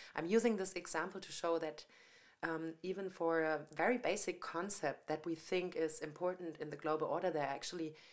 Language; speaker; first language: English; non-native, fluent; German